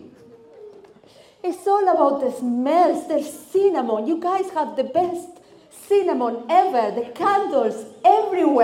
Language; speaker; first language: English; non-native, fluent; Spanish